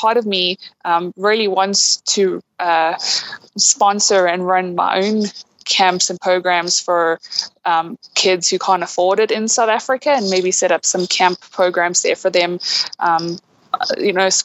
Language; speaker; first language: English; native; English